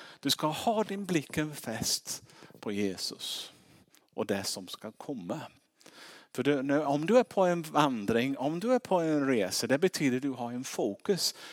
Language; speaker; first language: Swedish; non-native, fluent; English